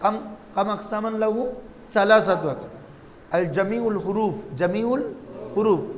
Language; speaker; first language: Arabic; non-native, fluent; Bangla